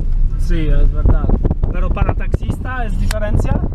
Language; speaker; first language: Spanish; non-native, learner; Polish